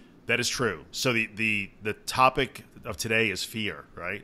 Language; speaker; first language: English; native; English